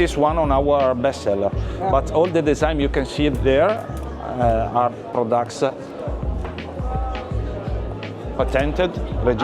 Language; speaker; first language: English; non-native, learner; Italian